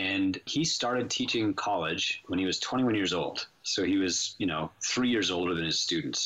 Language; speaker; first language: English; native; English